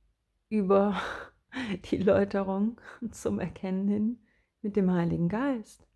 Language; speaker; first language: German; native; German